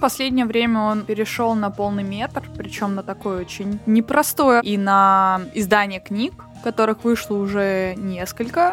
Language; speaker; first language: Russian; native; Russian